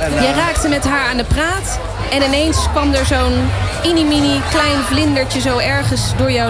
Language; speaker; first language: Dutch; native; Dutch